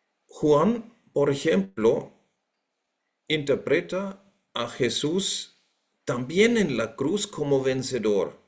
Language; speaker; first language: Spanish; non-native, fluent; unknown